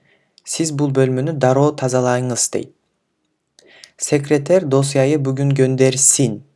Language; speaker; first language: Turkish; non-native, fluent; Kyrgyz